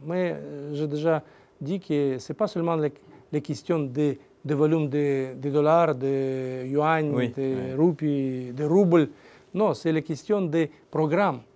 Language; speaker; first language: French; non-native, learner; Russian